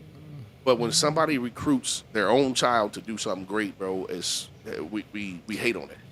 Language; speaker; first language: English; native; English